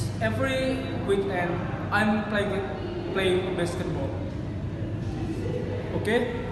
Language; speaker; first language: English; non-native, learner; Indonesian